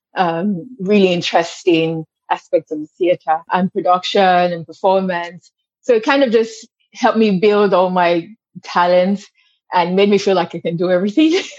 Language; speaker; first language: English; non-native, local second language; Yoruba